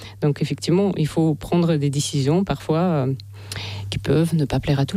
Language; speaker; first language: French; non-native, fluent; Russian